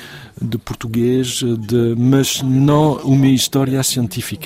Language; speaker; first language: Portuguese; non-native, fluent; French